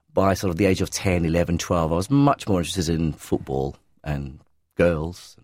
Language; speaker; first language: English; early bilingual, other home language; Arabic